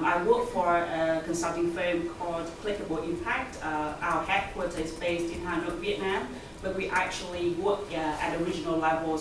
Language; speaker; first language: English; non-native, fluent; Vietnamese